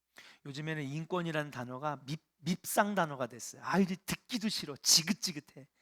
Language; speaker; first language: Korean; native; Korean